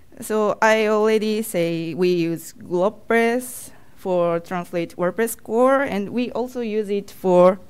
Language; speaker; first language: English; non-native, learner; Japanese